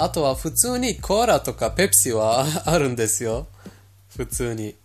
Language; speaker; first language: Japanese; non-native, fluent; Persian